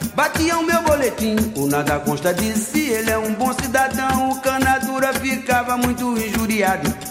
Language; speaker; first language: Portuguese; native; Portuguese